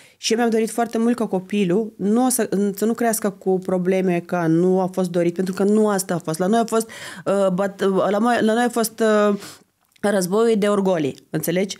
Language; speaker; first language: Romanian; non-native, fluent; Lithuanian